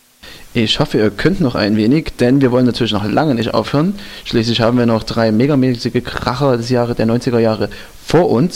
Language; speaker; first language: German; native; German